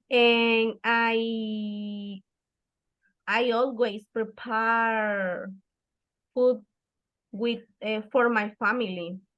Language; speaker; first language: English; non-native, learner; Spanish